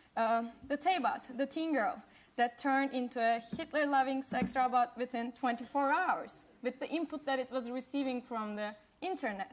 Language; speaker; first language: English; non-native, fluent; Turkish